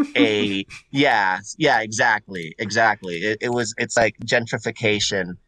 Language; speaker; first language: English; non-native, fluent; Spanish